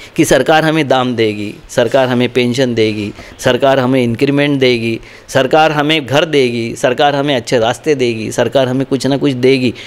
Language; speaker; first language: Hindi; non-native, local second language; Marathi